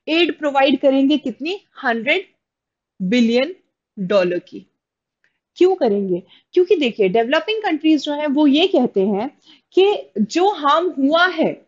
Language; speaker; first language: Hindi; native; Hindi